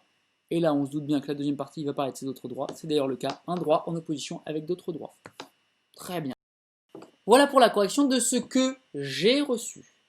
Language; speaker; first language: French; native; French